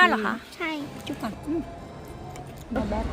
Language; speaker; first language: Thai; native; Thai